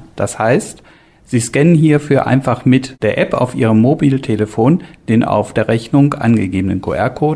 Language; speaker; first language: German; native; German